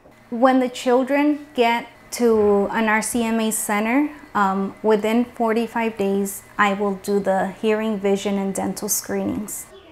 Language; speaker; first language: English; early bilingual, other home language; Spanish